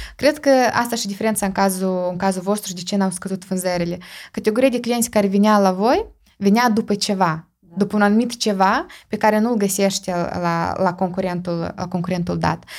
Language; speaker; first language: Romanian; native; Romanian